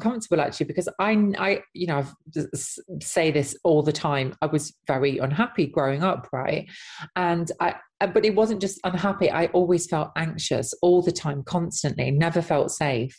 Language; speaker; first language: English; native; English